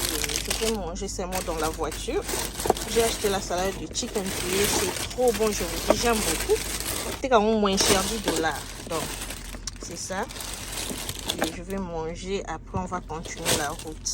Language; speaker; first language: French; non-native, local second language; Lingala